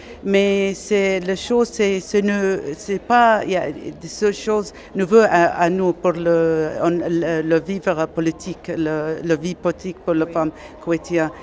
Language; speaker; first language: French; non-native, learner; Arabic